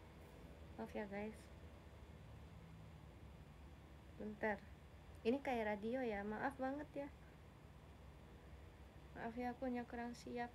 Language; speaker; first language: Indonesian; non-native, fluent; Japanese